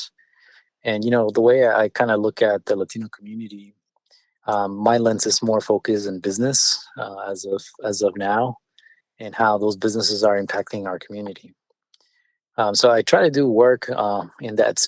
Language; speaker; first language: English; early bilingual, other home language; Spanish